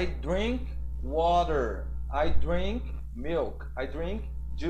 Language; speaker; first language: English; non-native, fluent; Portuguese